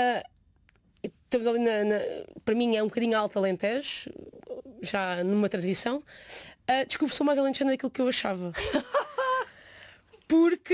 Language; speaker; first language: Portuguese; native; Portuguese